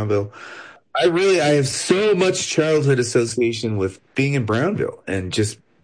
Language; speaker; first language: English; native; English